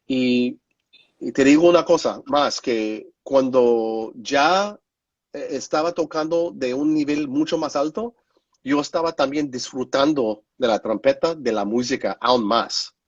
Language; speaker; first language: Spanish; non-native, fluent; English